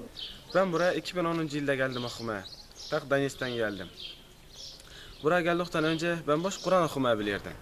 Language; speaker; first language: Turkish; non-native, learner; Crimean Tatar